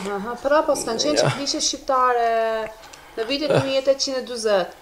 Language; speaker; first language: Albanian; native; Albanian